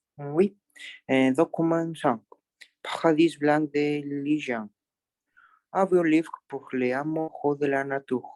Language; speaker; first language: French; non-native, learner; Spanish